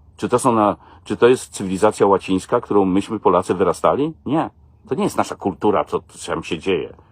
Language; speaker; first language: Polish; native; Polish